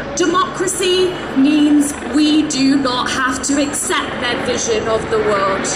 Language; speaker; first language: English; native; English